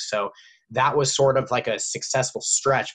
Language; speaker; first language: English; native; English